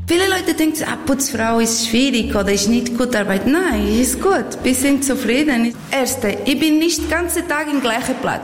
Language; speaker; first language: German; non-native, learner; Portuguese